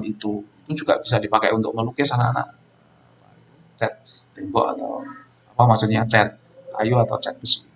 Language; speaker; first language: Indonesian; non-native, local second language; Javanese